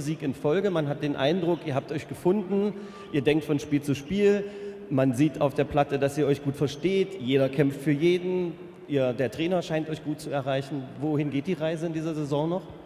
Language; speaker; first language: German; native; German